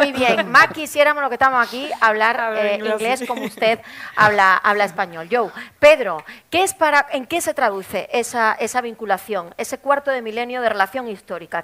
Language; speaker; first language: Spanish; native; Spanish